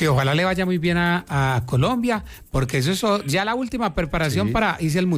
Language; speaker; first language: Spanish; native; Spanish